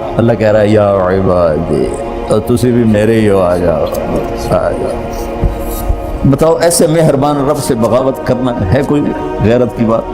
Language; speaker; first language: Urdu; non-native, local second language; Punjabi